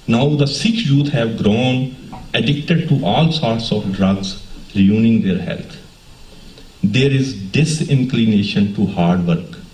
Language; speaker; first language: English; non-native, local second language; Punjabi